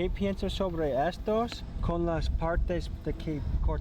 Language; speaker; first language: Spanish; non-native, learner; English